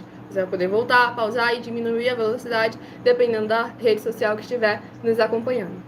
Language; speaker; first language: Portuguese; native; Portuguese